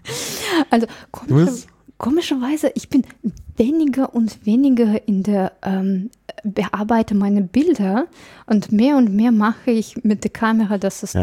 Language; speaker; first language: German; non-native, fluent; English